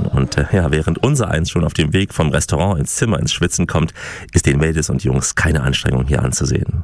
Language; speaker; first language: German; native; German